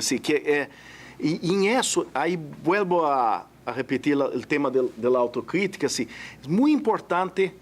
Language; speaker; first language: Spanish; non-native, fluent; Portuguese